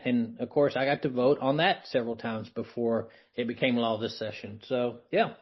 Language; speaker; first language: English; native; English